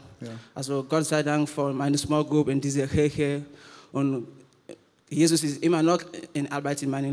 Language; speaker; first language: German; non-native, learner; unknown